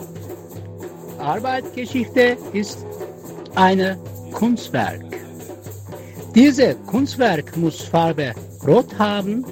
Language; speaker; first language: German; non-native, learner; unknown